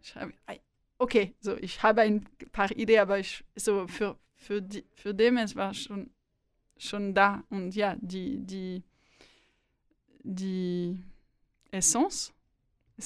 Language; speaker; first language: German; non-native, learner; French